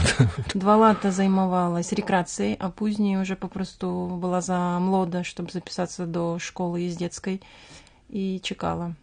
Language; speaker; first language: Polish; non-native, learner; Ukrainian